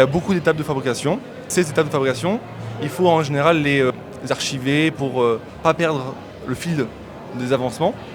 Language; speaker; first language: French; native; French